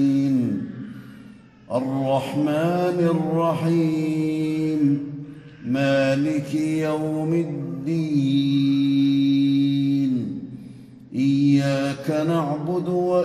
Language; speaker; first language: Arabic; native; Arabic